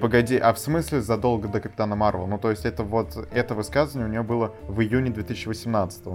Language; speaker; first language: Russian; native; Russian